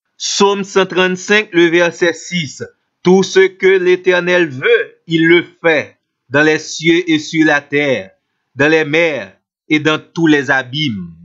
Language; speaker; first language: French; non-native, local second language; Haitian Creole